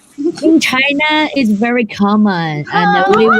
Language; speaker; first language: English; non-native, learner; Chinese